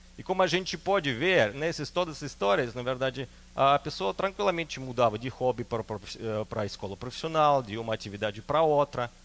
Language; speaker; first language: Portuguese; non-native, fluent; Russian